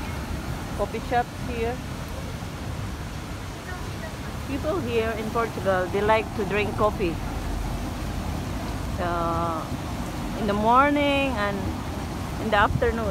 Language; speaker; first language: English; non-native, local second language; Filipino